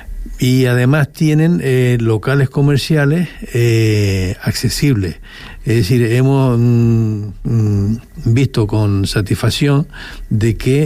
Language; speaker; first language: Spanish; native; Spanish